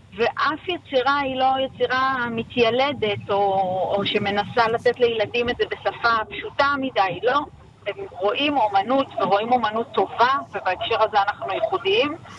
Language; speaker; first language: Hebrew; native; Hebrew